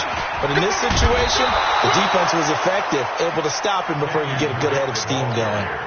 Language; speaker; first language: English; native; English